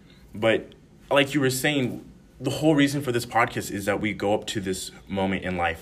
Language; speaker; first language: English; native; English